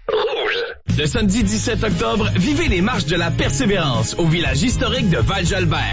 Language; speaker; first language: French; native; French